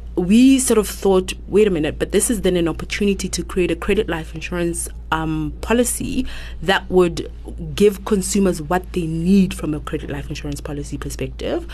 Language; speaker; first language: English; non-native, local second language; Southern Sotho